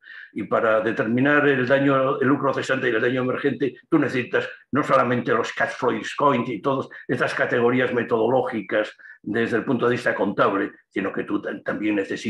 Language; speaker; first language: Spanish; native; Spanish